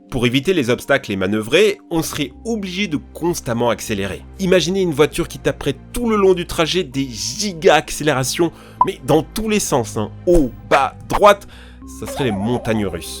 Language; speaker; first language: French; native; French